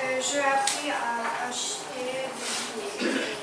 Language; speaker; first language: French; non-native, learner; Ukrainian